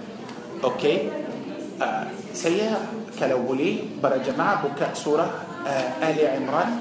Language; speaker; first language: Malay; non-native, fluent; Arabic